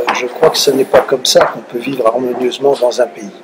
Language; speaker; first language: French; native; French